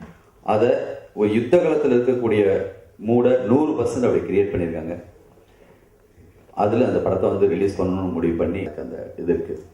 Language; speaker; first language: Tamil; native; Tamil